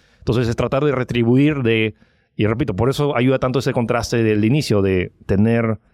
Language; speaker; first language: Spanish; early bilingual, other home language; French